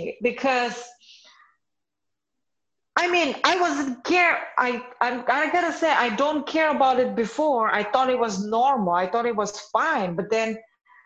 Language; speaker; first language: English; non-native, fluent; Indonesian